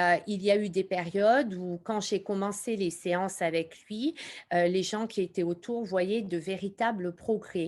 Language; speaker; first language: French; native; French